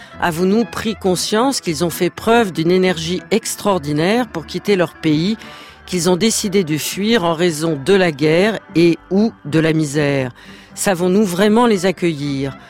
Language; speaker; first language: French; native; French